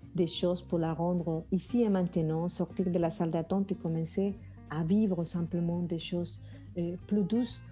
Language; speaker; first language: French; non-native, fluent; Spanish